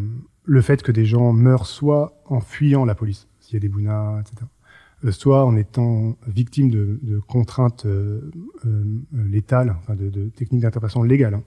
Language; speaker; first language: French; native; French